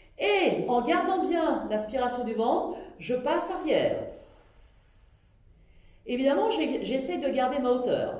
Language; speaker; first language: French; native; French